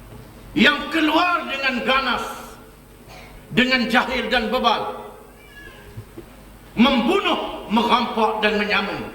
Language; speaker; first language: Malay; native; Malay